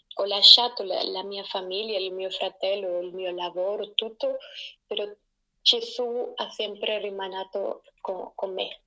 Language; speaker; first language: Italian; non-native, learner; Spanish